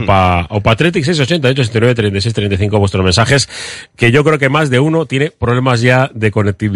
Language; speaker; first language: Spanish; native; Spanish